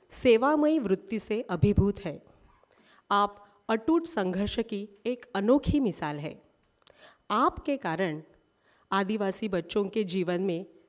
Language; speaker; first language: Hindi; non-native, local second language; Marathi